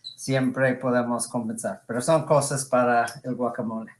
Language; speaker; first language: Spanish; non-native, fluent; English